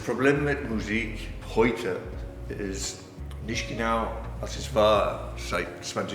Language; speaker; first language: German; non-native, learner; English